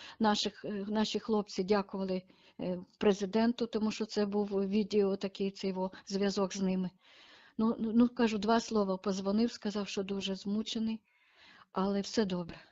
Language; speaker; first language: Ukrainian; native; Ukrainian